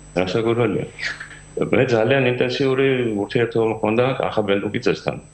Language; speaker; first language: Georgian; native; Georgian